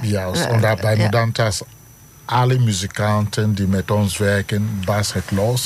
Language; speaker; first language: Dutch; non-native, fluent; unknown